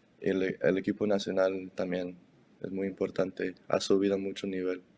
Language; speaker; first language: Spanish; early bilingual, heritage; Spanish